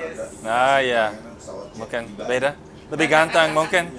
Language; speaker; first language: Indonesian; non-native, fluent; English